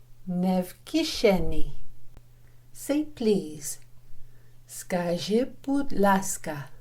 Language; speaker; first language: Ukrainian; non-native, learner; English